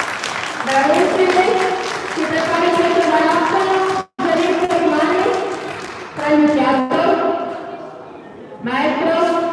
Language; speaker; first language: Italian; native; Italian